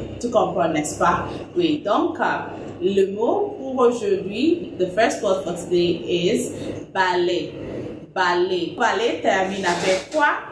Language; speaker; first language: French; non-native, fluent; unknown